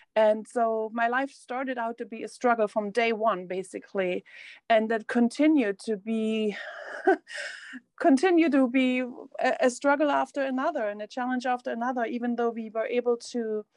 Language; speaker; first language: English; non-native, fluent; German